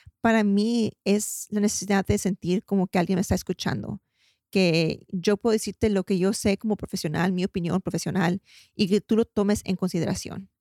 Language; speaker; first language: Spanish; early bilingual, heritage; Spanish